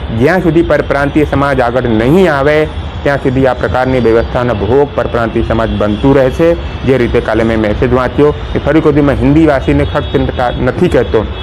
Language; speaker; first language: Gujarati; non-native, local second language; Hindi